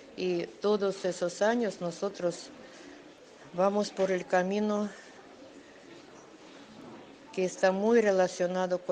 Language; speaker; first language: Spanish; non-native, fluent; Russian